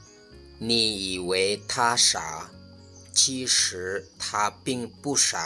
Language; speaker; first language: Chinese; non-native, fluent; Lao